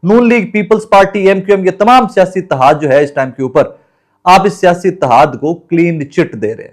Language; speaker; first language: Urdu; non-native, local second language; Punjabi